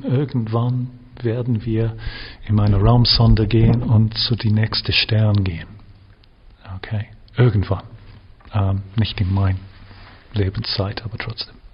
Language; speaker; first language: German; non-native, fluent; English